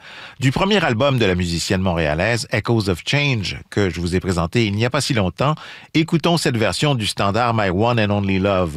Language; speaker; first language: French; native; French